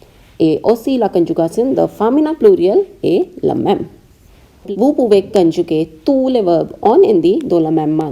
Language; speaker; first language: French; non-native, fluent; Hindi